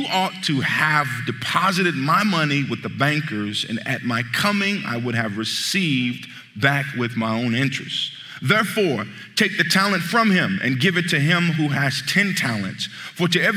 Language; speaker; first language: English; native; English